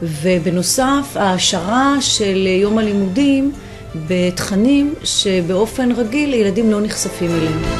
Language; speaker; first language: Hebrew; native; Hebrew